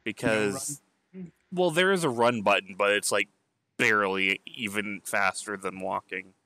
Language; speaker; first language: English; native; English